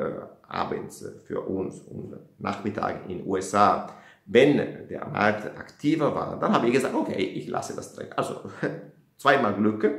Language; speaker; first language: German; non-native, fluent; Italian